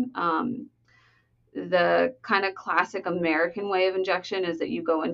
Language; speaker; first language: English; native; English